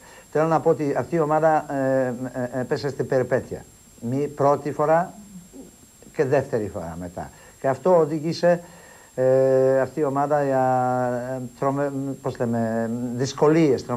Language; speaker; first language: Greek; non-native, fluent; Polish